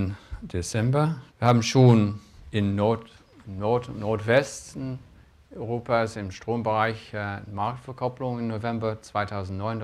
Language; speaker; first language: German; non-native, fluent; English